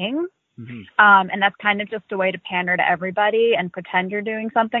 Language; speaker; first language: English; native; English